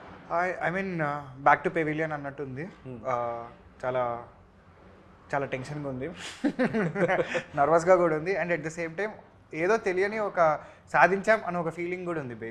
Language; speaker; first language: Telugu; native; Telugu